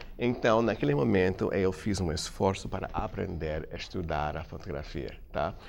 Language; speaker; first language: Portuguese; non-native, fluent; English